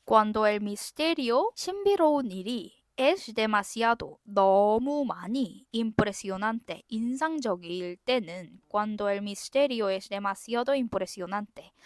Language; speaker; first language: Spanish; non-native, fluent; Korean